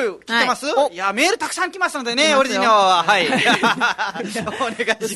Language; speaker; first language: Japanese; non-native, fluent; Nepali